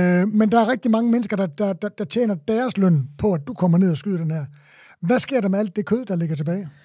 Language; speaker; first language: Danish; native; Danish